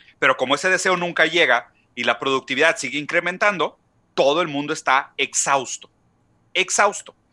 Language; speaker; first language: Spanish; non-native, fluent; Portuguese